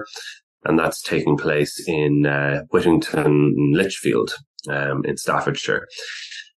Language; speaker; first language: English; native; English